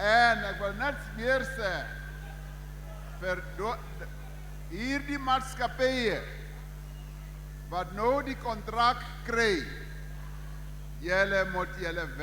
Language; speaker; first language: Afrikaans; non-native, local second language; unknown